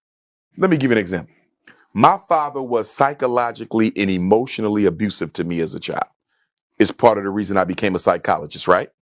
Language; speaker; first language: English; native; English